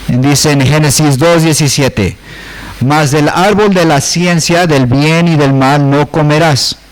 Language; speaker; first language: Spanish; early bilingual, heritage; Spanish